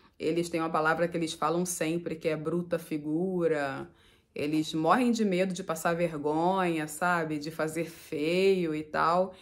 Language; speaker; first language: Portuguese; native; Portuguese